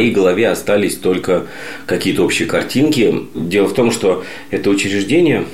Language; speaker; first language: Russian; native; Russian